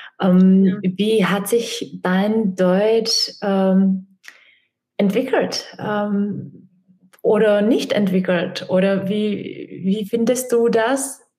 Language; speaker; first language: German; non-native, fluent; Czech